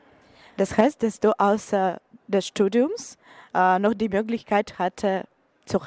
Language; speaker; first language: German; non-native, learner; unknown